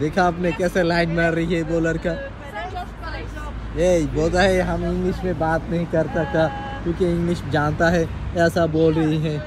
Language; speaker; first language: Hindi; non-native, learner; Bangla